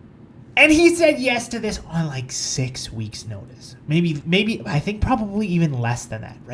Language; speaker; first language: English; native; English